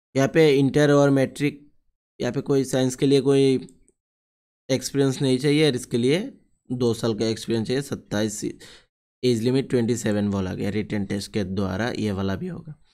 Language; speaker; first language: Hindi; non-native, local second language; Bangla